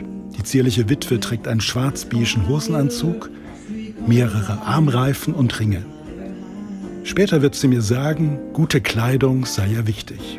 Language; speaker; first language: German; native; German